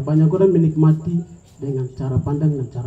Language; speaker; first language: Indonesian; non-native, local second language; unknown